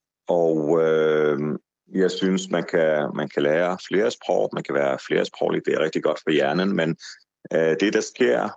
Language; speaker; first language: Danish; non-native, fluent; Hebrew